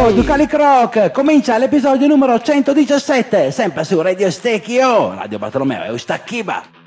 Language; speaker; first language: Italian; native; Italian